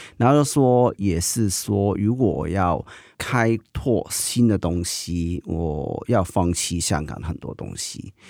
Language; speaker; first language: Chinese; non-native, local second language; Cantonese